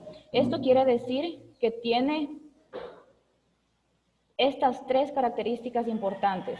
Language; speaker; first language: Spanish; native; Spanish